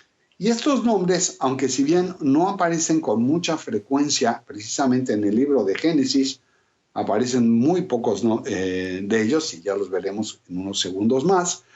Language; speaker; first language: Spanish; native; Spanish